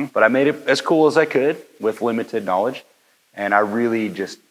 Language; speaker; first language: English; native; English